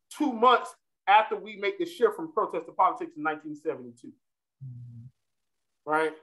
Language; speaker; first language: English; native; English